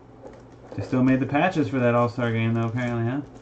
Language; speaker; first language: English; native; English